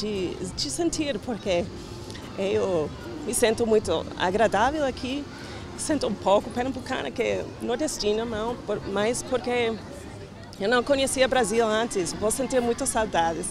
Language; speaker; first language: Portuguese; non-native, fluent; English